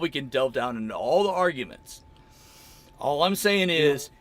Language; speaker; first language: English; native; English